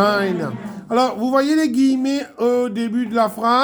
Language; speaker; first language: French; non-native, local second language; Morisyen